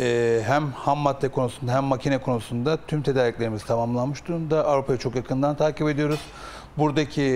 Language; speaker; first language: Turkish; native; Turkish